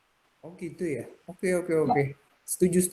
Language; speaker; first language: Indonesian; native; Indonesian